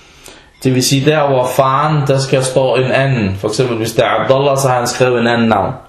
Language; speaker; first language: Danish; non-native, fluent; Arabic